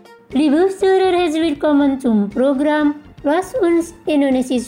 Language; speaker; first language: German; non-native, learner; Indonesian